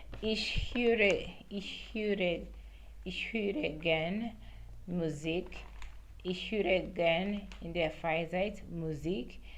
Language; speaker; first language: German; non-native, learner; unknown